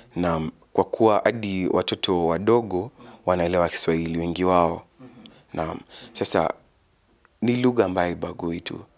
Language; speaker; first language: Swahili; non-native, local second language; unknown